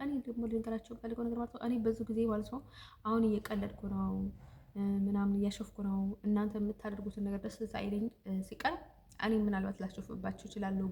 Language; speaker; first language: Amharic; early bilingual, heritage; Amharic